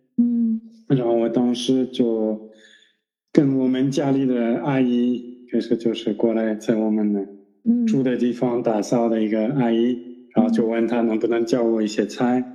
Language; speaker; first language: Chinese; non-native, fluent; French